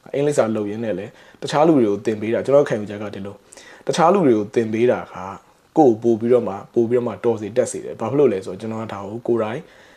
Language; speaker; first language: Burmese; native; Burmese